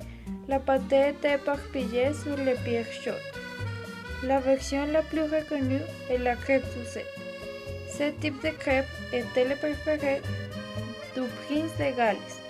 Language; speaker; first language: French; non-native, learner; Spanish